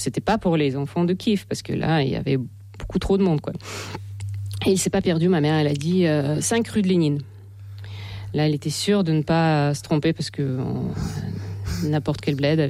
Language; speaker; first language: French; non-native, fluent; Russian